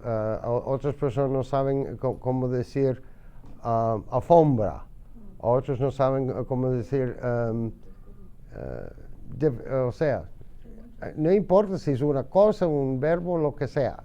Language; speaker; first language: Spanish; non-native, fluent; English